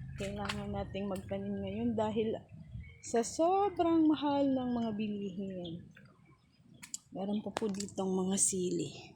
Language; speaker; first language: Filipino; non-native, local second language; Bikol